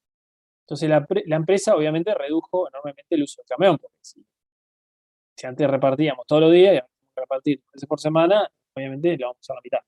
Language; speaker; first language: Spanish; native; Spanish